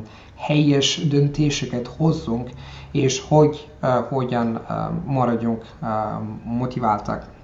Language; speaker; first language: Hungarian; non-native, learner; Italian